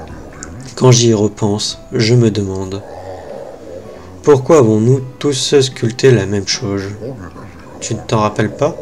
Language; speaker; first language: French; native; French